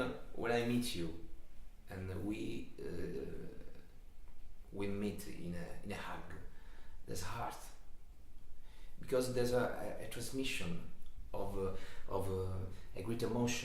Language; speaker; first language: English; non-native, learner; Italian